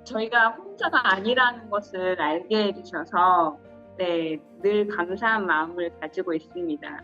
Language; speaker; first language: Korean; native; Korean